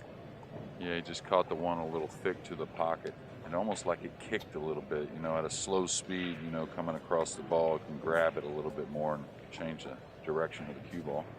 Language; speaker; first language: English; native; English